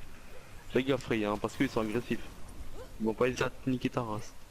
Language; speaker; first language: French; native; French